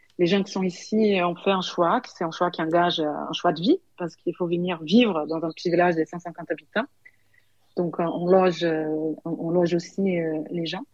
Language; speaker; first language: French; non-native, fluent; Portuguese